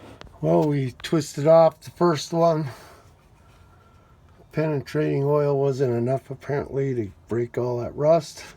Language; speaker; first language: English; native; English